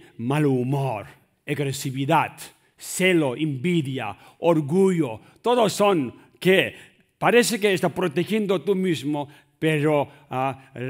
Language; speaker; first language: Spanish; non-native, learner; Tibetan